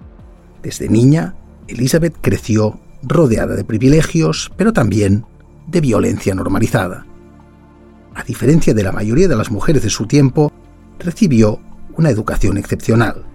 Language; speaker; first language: Spanish; native; Spanish